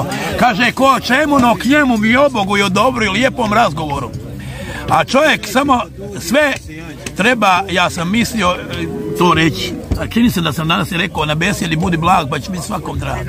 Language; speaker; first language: Serbian; native; Serbian